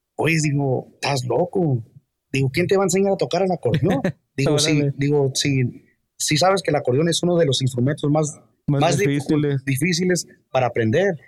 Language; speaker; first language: Spanish; early bilingual, heritage; Spanish